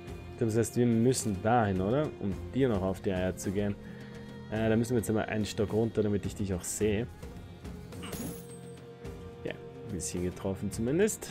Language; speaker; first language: German; native; German